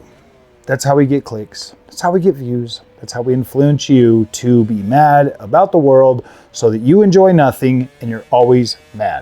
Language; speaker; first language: English; native; English